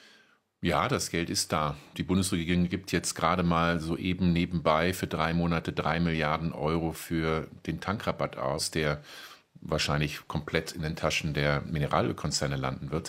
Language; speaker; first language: German; native; German